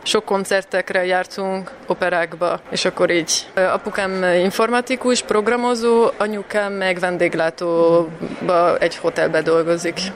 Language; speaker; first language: Hungarian; early bilingual, heritage; Hungarian